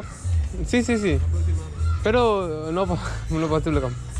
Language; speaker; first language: Spanish; non-native, learner; Hindi